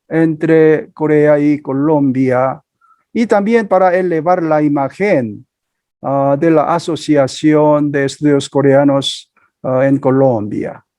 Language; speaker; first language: Spanish; non-native, fluent; Korean